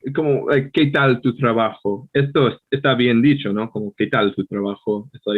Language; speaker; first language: Spanish; non-native, fluent; English